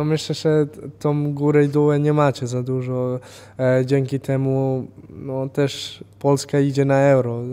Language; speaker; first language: Polish; non-native, fluent; Serbian